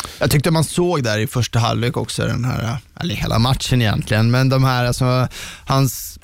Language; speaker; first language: Swedish; native; Swedish